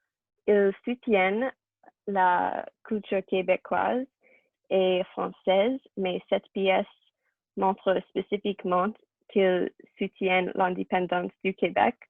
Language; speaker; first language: French; non-native, learner; English